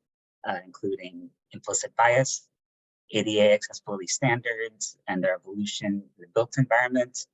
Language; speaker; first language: English; native; English